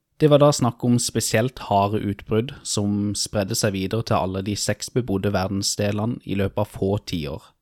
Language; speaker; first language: Norwegian; native; Norwegian